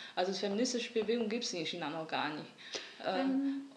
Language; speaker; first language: German; non-native, fluent; Chinese